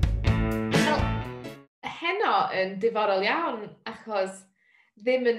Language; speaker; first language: Welsh; non-native, learner; English